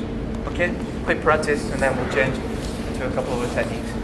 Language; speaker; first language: English; native; English